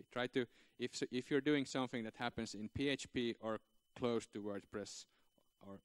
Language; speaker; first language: English; non-native, fluent; Finnish